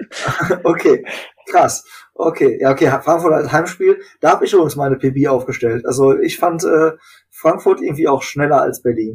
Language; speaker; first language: German; native; German